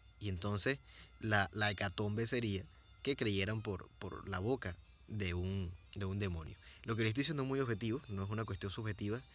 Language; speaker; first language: Spanish; native; Spanish